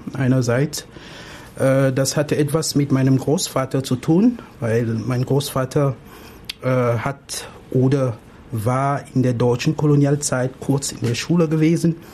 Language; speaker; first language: German; non-native, fluent; French